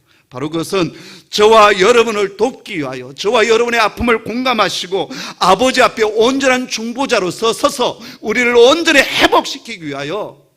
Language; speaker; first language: Korean; native; Korean